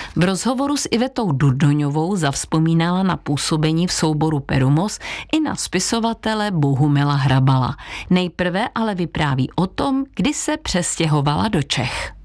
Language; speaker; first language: Czech; native; Czech